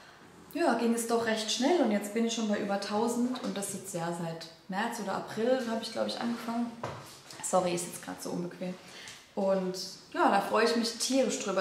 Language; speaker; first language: German; native; German